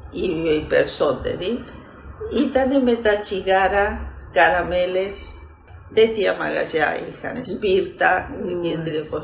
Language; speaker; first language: Greek; early bilingual, heritage; Greek